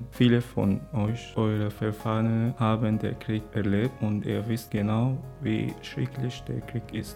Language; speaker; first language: German; non-native, fluent; Arabic